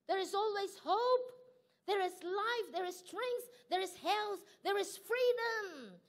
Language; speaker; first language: English; non-native, local second language; Filipino